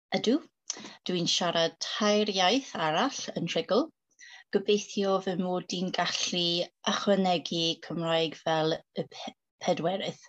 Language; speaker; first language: Welsh; non-native, learner; English